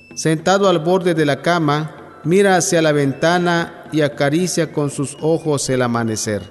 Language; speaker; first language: Spanish; non-native, local second language; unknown